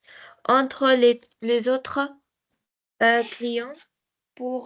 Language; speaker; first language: French; non-native, learner; Arabic